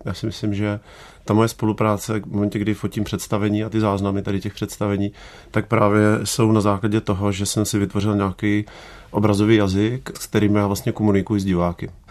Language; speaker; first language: Czech; native; Czech